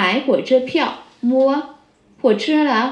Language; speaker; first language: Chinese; non-native, fluent; Vietnamese